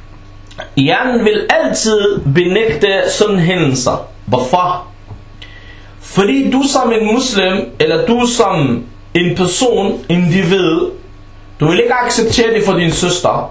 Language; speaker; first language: Danish; early bilingual, other home language; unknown